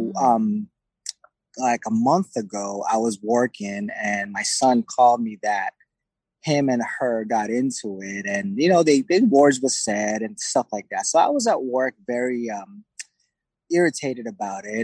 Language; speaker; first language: English; non-native, local second language; Filipino